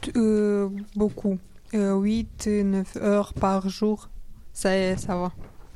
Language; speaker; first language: French; non-native, learner; Romanian